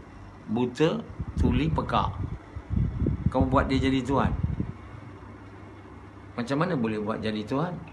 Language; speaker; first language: Malay; native; Malay